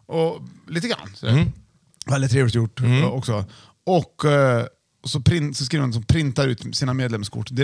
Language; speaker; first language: Swedish; native; Swedish